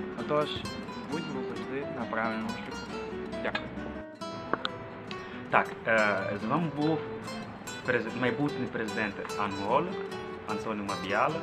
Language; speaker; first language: Ukrainian; non-native, learner; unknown